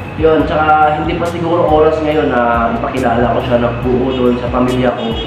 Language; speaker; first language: Filipino; native; Filipino